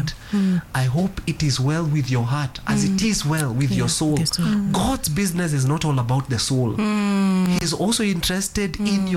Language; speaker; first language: English; non-native, local second language; Kikuyu